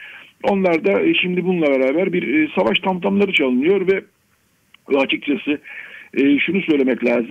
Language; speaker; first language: Turkish; native; Turkish